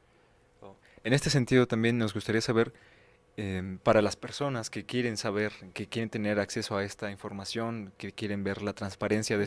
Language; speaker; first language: Spanish; native; Spanish